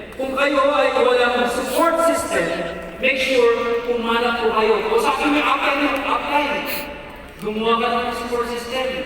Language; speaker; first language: Filipino; native; Filipino